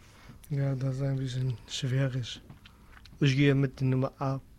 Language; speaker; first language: German; non-native, learner; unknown